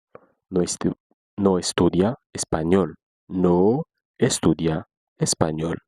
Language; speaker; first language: Spanish; non-native, fluent; Haitian Creole